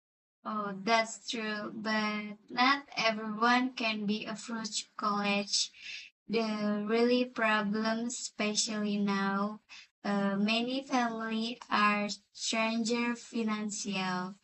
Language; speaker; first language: English; non-native, learner; Indonesian